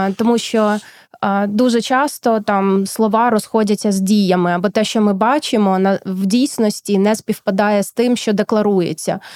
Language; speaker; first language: Ukrainian; early bilingual, heritage; Ukrainian